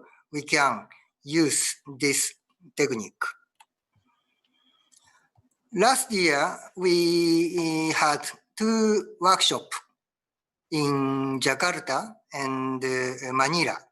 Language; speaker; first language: English; non-native, learner; Japanese